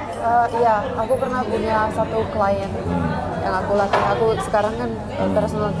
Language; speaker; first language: Indonesian; non-native, fluent; Finnish